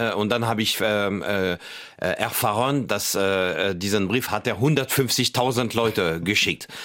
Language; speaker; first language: German; non-native, fluent; French